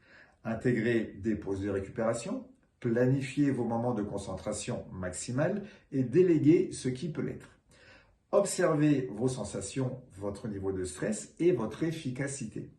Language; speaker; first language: French; native; French